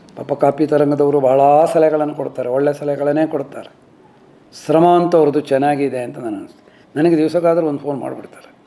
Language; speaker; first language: Kannada; non-native, local second language; Kodava